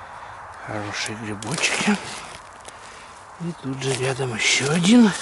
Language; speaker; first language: Russian; native; Russian